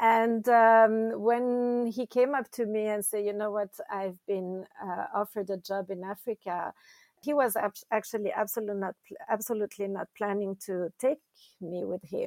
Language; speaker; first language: English; non-native, fluent; French